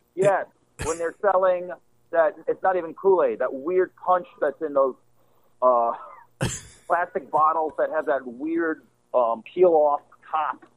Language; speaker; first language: English; native; English